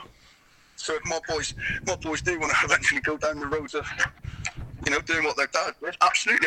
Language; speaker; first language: English; native; English